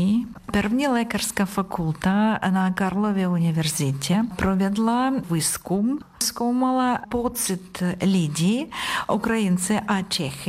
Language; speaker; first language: Czech; non-native, learner; Ukrainian